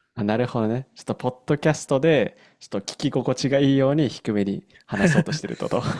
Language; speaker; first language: Japanese; native; Japanese